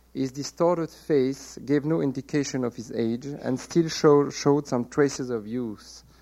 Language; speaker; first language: English; non-native, fluent; French